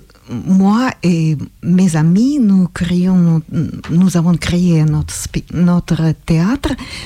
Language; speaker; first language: French; non-native, learner; Russian